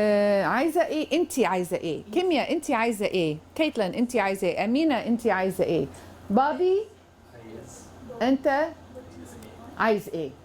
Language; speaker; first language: Arabic; non-native, fluent; English